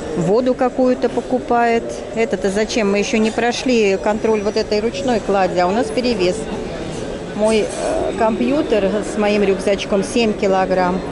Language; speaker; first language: Russian; native; Russian